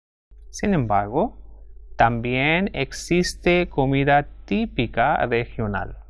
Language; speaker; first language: Spanish; non-native, fluent; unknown